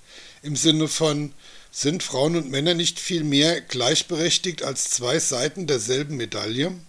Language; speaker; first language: German; native; German